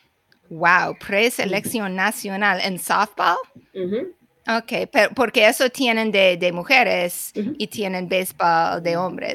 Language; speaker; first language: Spanish; non-native, fluent; English